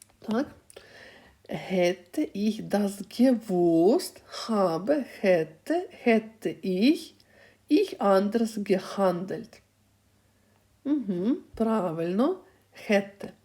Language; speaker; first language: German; non-native, fluent; Ukrainian